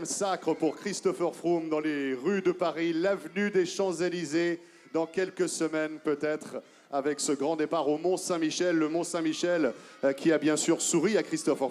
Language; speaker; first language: French; native; French